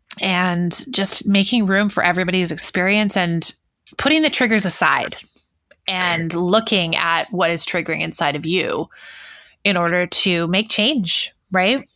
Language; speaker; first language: English; native; English